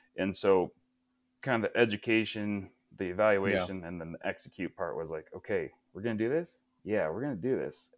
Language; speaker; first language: English; native; English